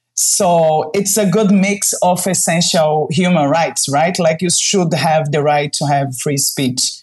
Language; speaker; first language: English; non-native, fluent; Portuguese